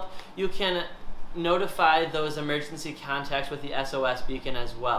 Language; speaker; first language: English; native; English